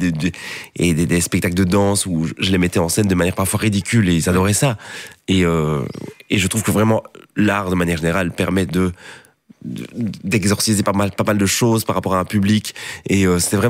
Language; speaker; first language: French; native; French